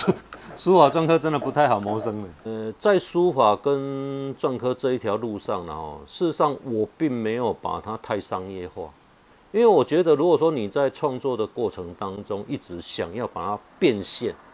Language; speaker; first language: Chinese; non-native, local second language; Min Nan Chinese